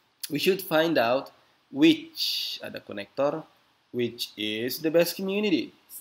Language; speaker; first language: English; non-native, fluent; Indonesian